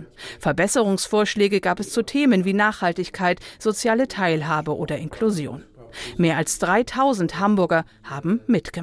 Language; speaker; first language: German; native; German